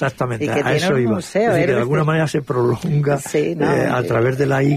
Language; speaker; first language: Spanish; native; Spanish